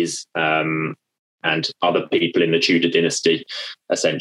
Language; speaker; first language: English; native; English